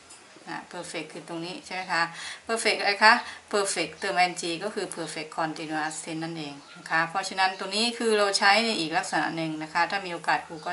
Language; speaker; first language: Thai; native; Thai